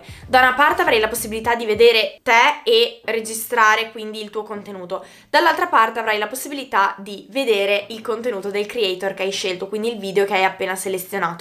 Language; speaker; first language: Italian; native; Italian